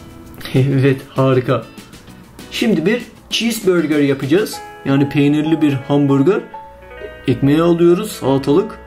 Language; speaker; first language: Turkish; non-native, fluent; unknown